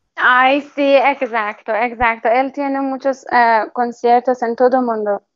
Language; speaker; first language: Spanish; non-native, learner; Persian